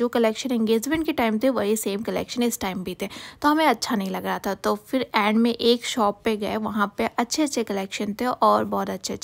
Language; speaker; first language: Hindi; native; Hindi